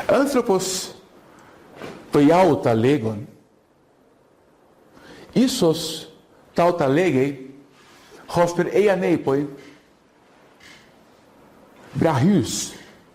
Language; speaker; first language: Greek; non-native, fluent; Portuguese